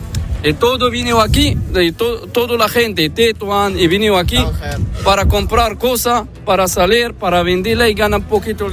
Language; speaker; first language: Spanish; non-native, learner; Arabic